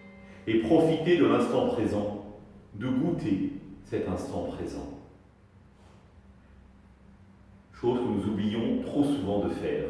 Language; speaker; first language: French; native; French